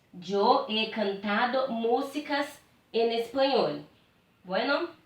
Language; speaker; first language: Spanish; non-native, fluent; Portuguese